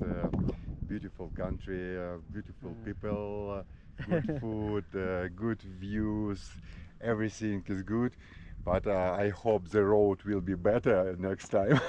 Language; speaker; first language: English; non-native, learner; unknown